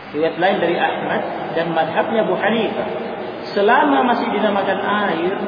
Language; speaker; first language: Indonesian; native; Indonesian